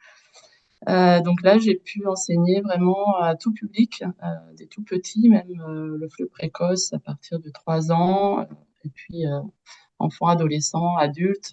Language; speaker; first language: French; native; French